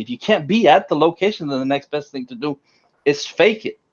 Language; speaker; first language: English; native; English